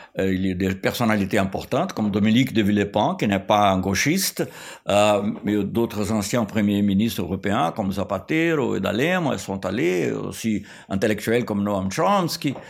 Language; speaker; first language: French; non-native, fluent; Portuguese